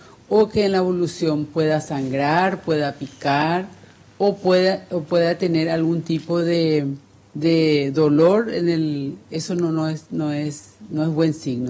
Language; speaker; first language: Spanish; native; Spanish